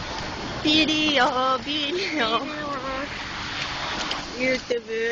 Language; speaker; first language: Japanese; non-native, learner; English